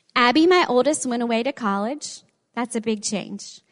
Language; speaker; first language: English; native; English